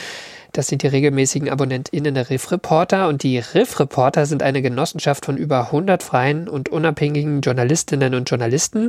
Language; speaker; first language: German; native; German